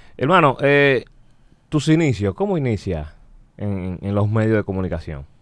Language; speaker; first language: Spanish; native; Spanish